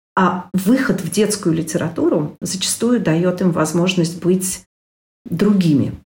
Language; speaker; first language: Russian; native; Russian